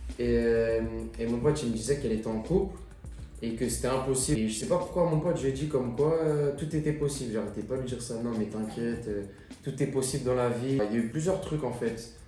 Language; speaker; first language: French; early bilingual, other home language; Portuguese